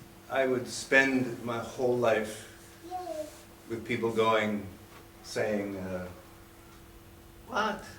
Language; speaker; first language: English; non-native, learner; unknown